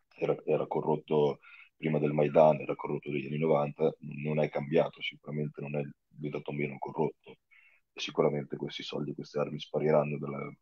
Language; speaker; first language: Italian; non-native, fluent; Russian